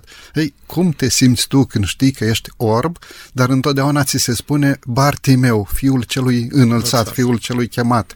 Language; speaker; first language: Romanian; native; Romanian